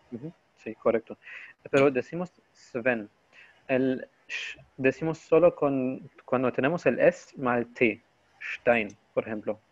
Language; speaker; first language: Spanish; non-native, fluent; Arabic